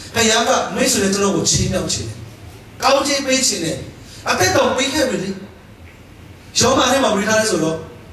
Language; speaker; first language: Burmese; non-native, local second language; Hakha Chin